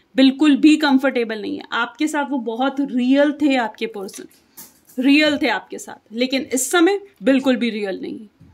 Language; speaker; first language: Hindi; native; Hindi